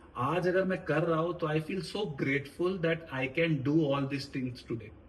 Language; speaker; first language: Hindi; non-native, local second language; Marathi